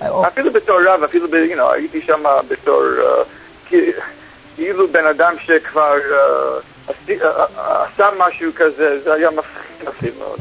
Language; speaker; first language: Hebrew; non-native, fluent; English